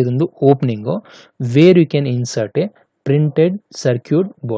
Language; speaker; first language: Kannada; native; Kannada